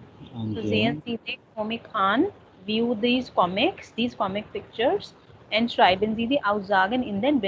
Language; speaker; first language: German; non-native, fluent; Hindi